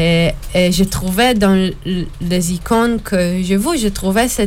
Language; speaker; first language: French; non-native, learner; Hebrew